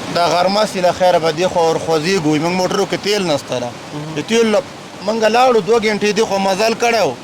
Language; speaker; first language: Pashto; native; Pashto